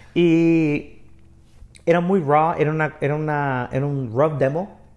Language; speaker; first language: Spanish; native; Spanish